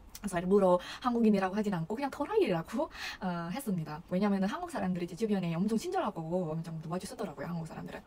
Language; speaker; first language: Korean; non-native, fluent; Indonesian